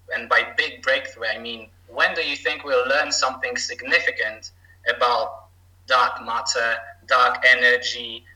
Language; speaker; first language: English; non-native, fluent; Polish